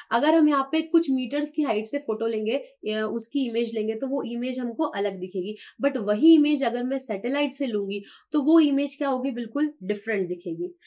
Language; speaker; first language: Hindi; native; Hindi